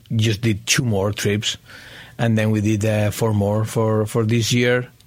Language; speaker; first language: English; non-native, fluent; Spanish